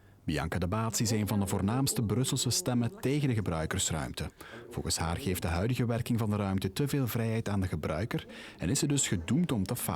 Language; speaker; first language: Dutch; native; Dutch